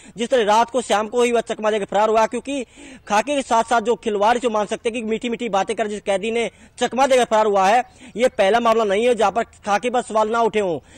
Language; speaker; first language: Hindi; native; Hindi